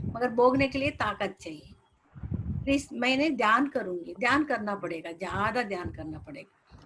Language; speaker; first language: Hindi; non-native, local second language; Telugu